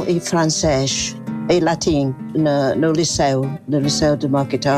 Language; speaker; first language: Portuguese; non-native, fluent; English